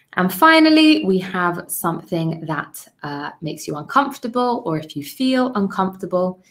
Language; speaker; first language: English; native; English